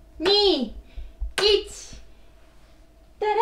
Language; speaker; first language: Japanese; native; Japanese